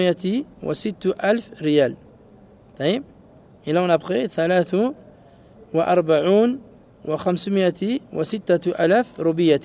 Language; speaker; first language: Arabic; non-native, learner; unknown